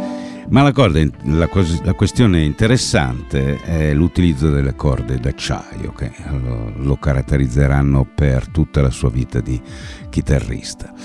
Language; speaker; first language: Italian; native; Italian